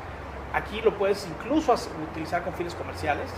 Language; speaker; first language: Spanish; native; Spanish